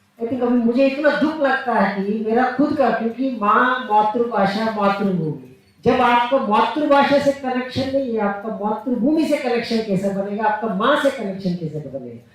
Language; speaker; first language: Hindi; non-native, local second language; Telugu